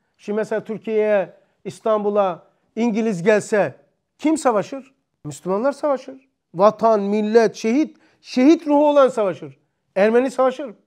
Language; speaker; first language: Turkish; native; Turkish